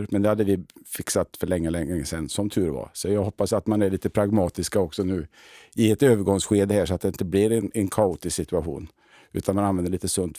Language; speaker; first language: Swedish; native; Swedish